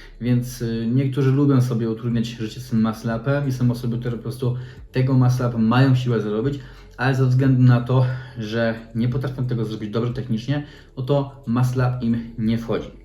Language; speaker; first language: Polish; native; Polish